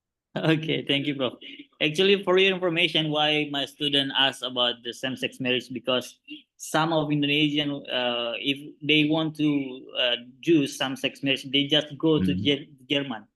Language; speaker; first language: English; non-native, learner; Indonesian